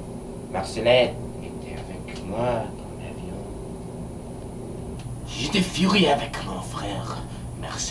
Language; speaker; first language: French; non-native, learner; English